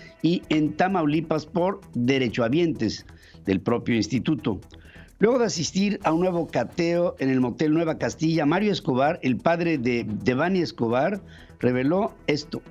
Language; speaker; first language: Spanish; native; Spanish